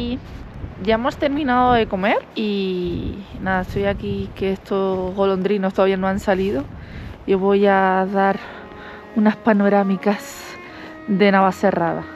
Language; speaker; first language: Spanish; native; Spanish